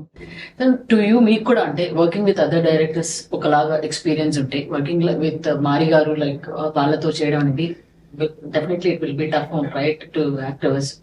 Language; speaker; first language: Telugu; native; Telugu